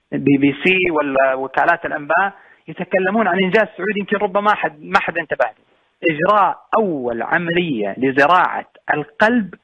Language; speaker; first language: Arabic; native; Arabic